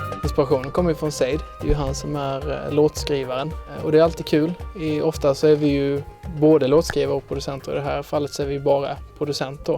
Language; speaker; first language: Swedish; native; Swedish